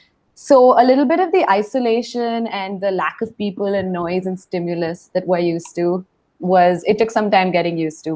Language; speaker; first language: English; non-native, local second language; Hindi